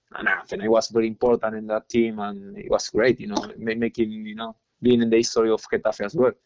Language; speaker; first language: English; non-native, fluent; Spanish